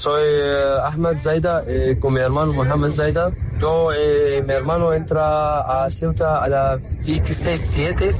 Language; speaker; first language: Spanish; non-native, learner; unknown